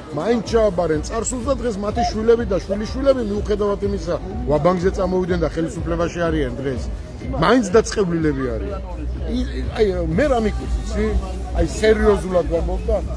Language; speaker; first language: Georgian; native; Georgian